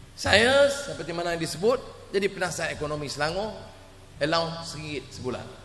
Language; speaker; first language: Malay; native; Malay